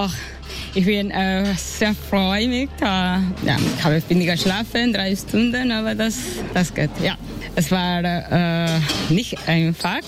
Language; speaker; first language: German; non-native, learner; Spanish